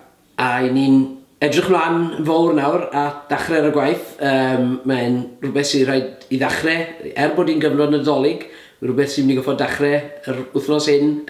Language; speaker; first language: Welsh; native; Welsh